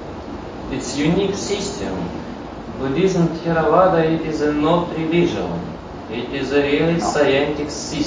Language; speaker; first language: English; non-native, learner; Russian